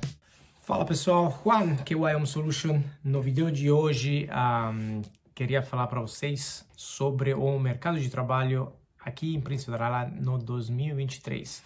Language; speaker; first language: Portuguese; non-native, fluent; Spanish